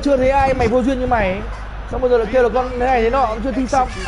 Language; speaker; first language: Vietnamese; native; Vietnamese